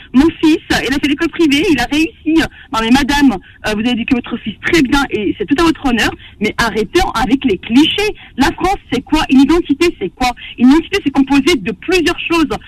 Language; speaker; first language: French; early bilingual, other home language; Arabic